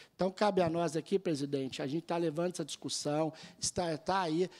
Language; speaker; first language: Portuguese; native; Portuguese